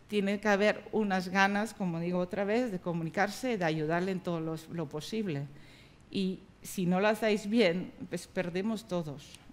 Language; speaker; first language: Spanish; non-native, fluent; Dutch